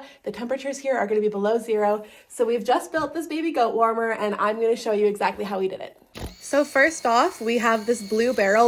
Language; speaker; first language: English; native; English